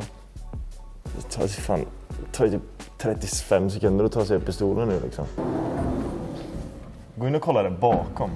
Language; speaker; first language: Swedish; native; Swedish